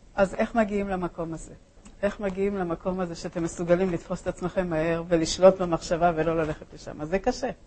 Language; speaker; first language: Hebrew; early bilingual, other home language; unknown